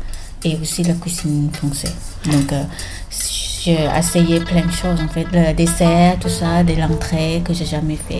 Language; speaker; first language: French; non-native, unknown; Thai